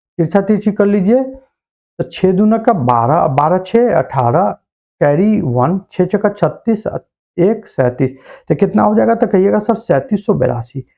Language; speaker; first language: Hindi; native; Hindi